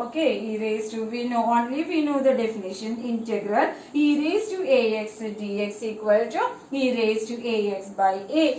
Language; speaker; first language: English; non-native, local second language; Malayalam